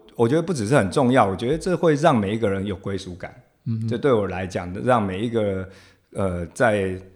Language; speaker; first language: Chinese; non-native, local second language; Min Nan Chinese